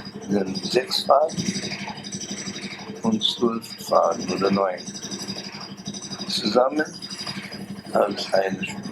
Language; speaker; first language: German; non-native, learner; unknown